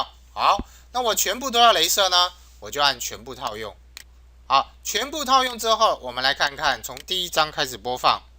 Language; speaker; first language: Chinese; native; Chinese